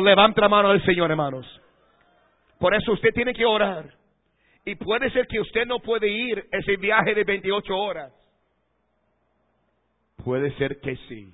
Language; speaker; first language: Spanish; non-native, fluent; English